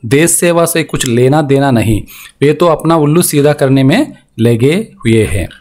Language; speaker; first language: Hindi; non-native, local second language; Telugu